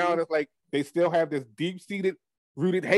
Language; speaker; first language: English; native; English